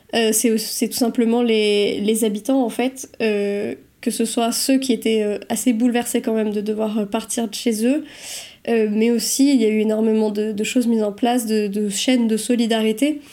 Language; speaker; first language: French; native; French